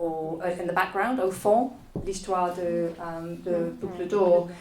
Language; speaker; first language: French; non-native, fluent; English